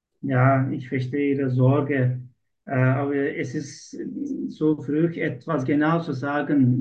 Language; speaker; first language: German; non-native, learner; Turkish